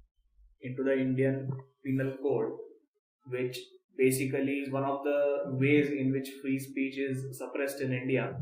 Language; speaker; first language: English; non-native, local second language; Hindi